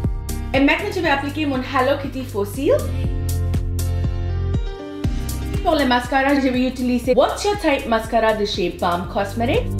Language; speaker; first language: French; non-native, fluent; Hindi